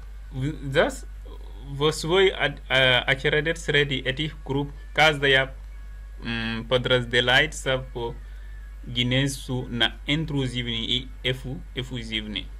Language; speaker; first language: Russian; non-native, learner; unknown